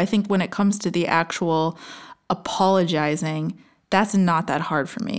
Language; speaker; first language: English; native; English